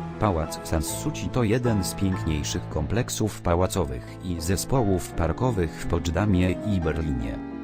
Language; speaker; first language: Polish; native; Polish